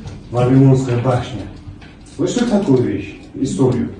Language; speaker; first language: Russian; non-native, local second language; Uzbek